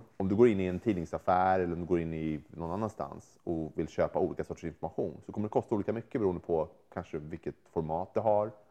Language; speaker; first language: Swedish; native; Swedish